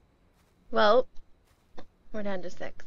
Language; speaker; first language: English; native; English